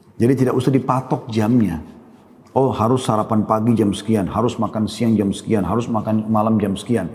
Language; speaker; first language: Indonesian; native; Indonesian